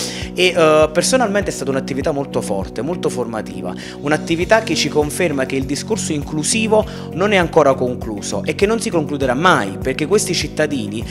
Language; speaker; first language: Italian; native; Italian